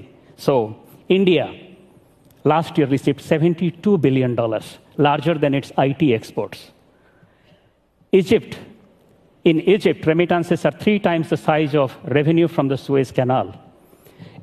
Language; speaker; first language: English; non-native, local second language; Odia